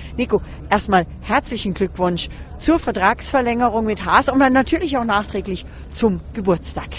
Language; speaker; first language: German; native; German